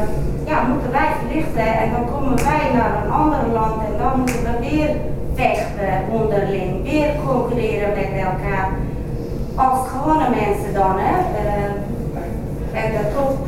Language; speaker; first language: Dutch; non-native, fluent; Kurdish